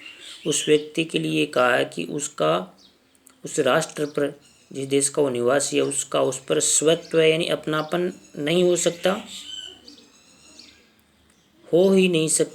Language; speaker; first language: Hindi; native; Hindi